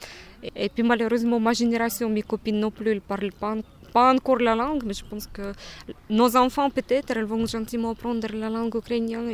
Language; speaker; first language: French; non-native, fluent; Russian